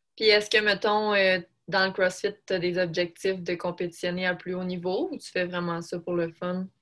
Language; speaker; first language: French; native; French